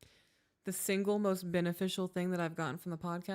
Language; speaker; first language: English; native; English